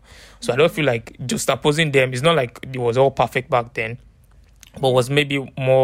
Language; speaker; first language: English; non-native, local second language; Yoruba